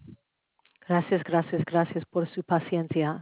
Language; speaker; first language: Spanish; non-native, learner; English